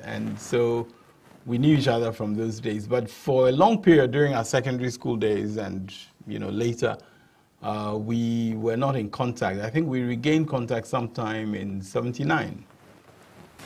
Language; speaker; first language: English; non-native, local second language; Ewe